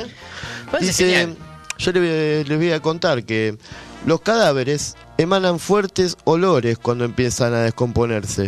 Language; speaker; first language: Spanish; native; Spanish